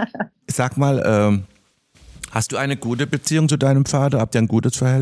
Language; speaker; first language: German; native; German